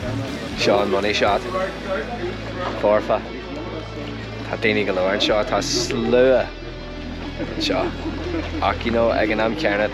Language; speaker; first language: Irish; non-native, local second language; English